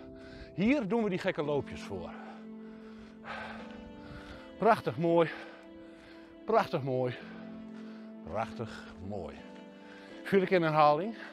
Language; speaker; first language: Dutch; native; Dutch